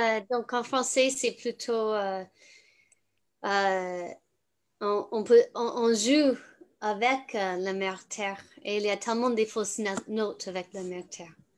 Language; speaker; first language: French; non-native, fluent; English